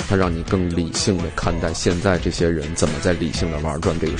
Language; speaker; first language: Chinese; native; Chinese